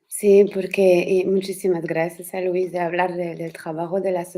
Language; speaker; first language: Spanish; non-native, learner; French